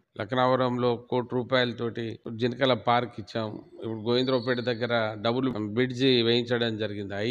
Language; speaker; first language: Telugu; non-native, local second language; Lambadi